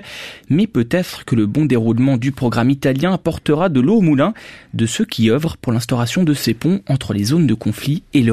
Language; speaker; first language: French; native; French